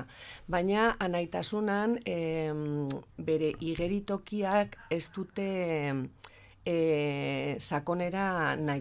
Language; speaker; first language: Basque; non-native, local second language; Spanish